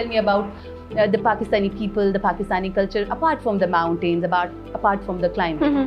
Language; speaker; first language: English; non-native, fluent; Urdu